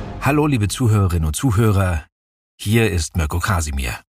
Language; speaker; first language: German; native; German